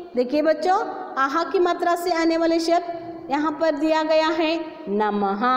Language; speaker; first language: Hindi; non-native, local second language; Kannada